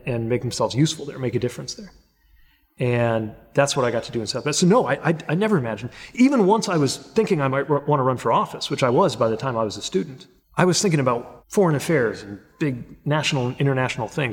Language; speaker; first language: English; native; English